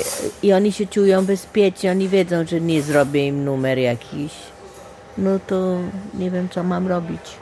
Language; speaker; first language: Polish; non-native, fluent; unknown